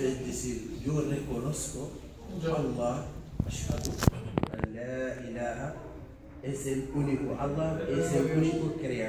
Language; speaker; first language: Spanish; non-native, fluent; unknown